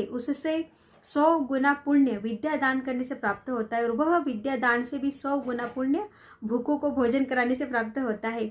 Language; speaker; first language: Hindi; native; Hindi